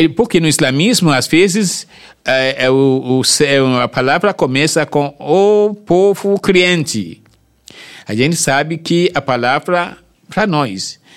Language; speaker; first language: Portuguese; non-native, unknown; Yoruba